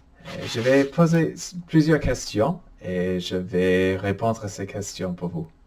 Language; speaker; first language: French; non-native, fluent; English